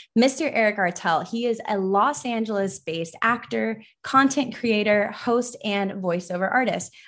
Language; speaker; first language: English; early bilingual, other home language; Persian